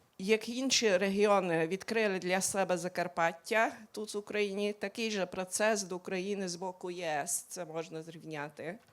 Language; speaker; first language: Ukrainian; non-native, local second language; Hungarian